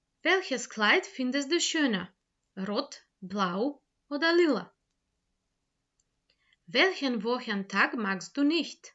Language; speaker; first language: German; non-native, fluent; Macedonian